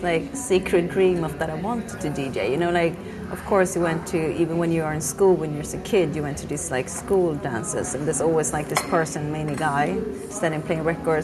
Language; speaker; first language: English; non-native, fluent; Swedish